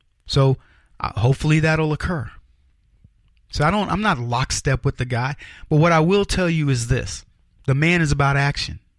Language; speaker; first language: English; native; English